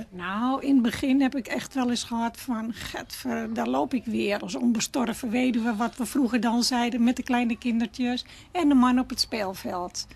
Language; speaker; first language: Dutch; native; Dutch